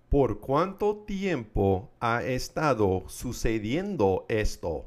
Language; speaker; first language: Spanish; non-native, fluent; English